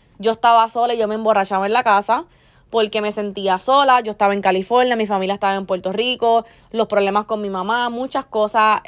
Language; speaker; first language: Spanish; early bilingual, heritage; Spanish